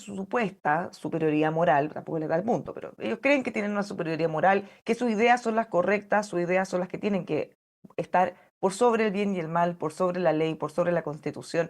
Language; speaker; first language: Spanish; native; Spanish